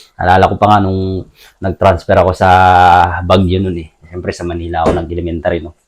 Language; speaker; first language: Filipino; native; Filipino